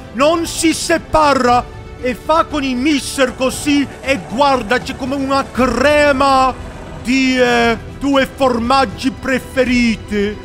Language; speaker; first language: Italian; non-native, learner; Swedish